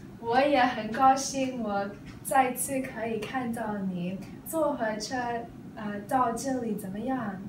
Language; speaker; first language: Chinese; non-native, learner; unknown